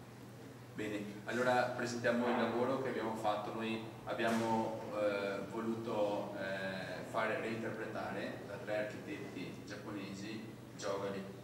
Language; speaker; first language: Italian; native; Italian